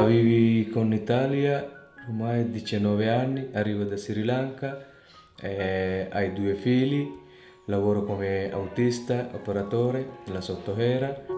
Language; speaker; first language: Italian; non-native, learner; Sinhala